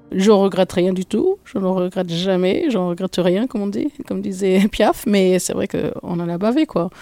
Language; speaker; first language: French; native; French